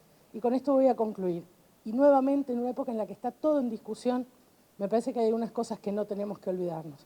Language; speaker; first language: Spanish; native; Spanish